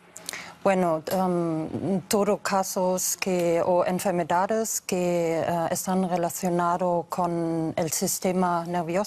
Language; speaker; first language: Spanish; non-native, fluent; German